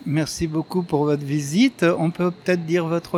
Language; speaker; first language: French; native; French